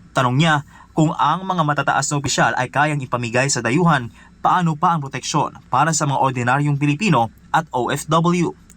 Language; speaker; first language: Filipino; native; Filipino